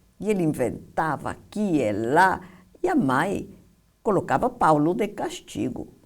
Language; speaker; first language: Portuguese; non-native, fluent; Spanish